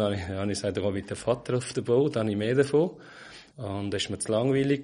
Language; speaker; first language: German; non-native, fluent; Portuguese